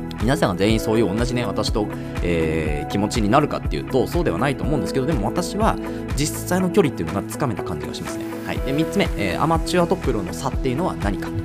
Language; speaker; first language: Japanese; native; Japanese